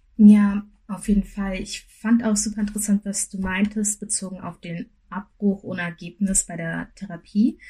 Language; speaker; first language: German; early bilingual, other home language; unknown